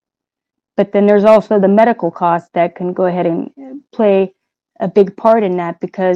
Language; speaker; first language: English; native; English